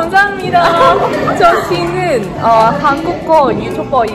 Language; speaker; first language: Korean; non-native, learner; Vietnamese